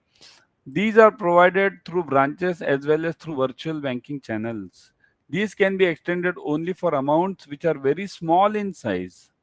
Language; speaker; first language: English; non-native, local second language; Hindi